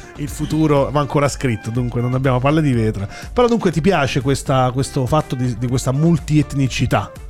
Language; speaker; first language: Italian; native; Italian